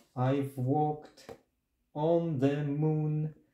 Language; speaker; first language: English; non-native, fluent; Polish